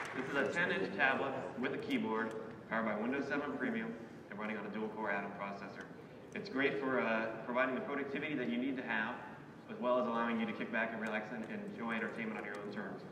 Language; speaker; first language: English; native; English